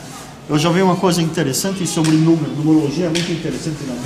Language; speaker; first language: Portuguese; native; Portuguese